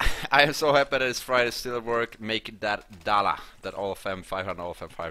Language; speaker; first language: English; non-native, fluent; Swedish